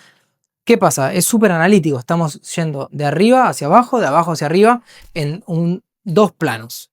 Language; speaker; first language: Spanish; native; Spanish